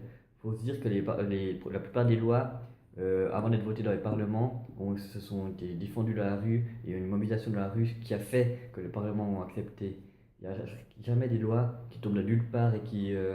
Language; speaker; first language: French; native; French